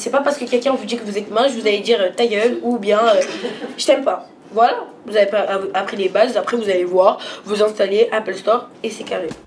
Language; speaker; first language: French; native; French